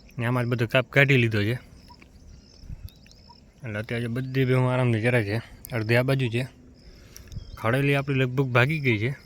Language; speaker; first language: Gujarati; native; Gujarati